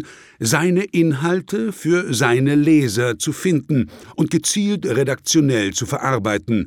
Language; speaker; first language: German; native; German